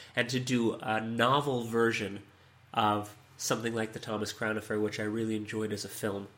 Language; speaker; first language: English; native; English